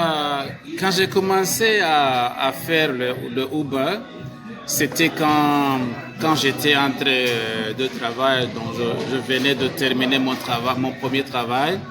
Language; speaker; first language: French; non-native, local second language; Kinyarwanda